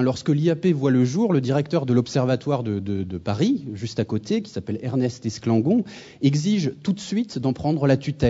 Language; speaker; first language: French; native; French